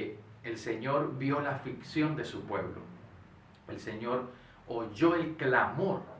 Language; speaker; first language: Spanish; native; Spanish